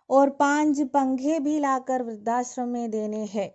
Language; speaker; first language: Hindi; non-native, local second language; Malayalam